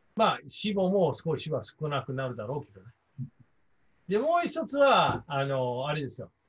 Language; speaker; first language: Japanese; non-native, fluent; English